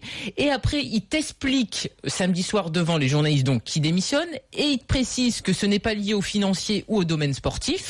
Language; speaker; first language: French; native; French